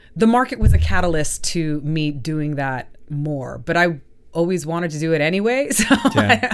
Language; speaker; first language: English; native; English